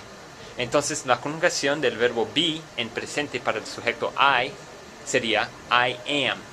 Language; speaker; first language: Spanish; non-native, fluent; English